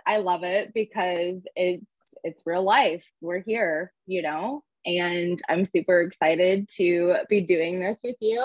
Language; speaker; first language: English; native; English